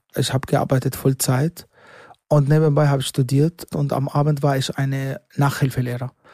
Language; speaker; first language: German; non-native, learner; Arabic